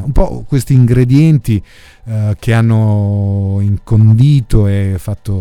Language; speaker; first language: Italian; native; Italian